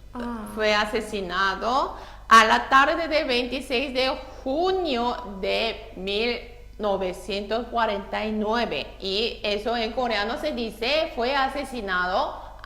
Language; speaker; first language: Spanish; non-native, fluent; Korean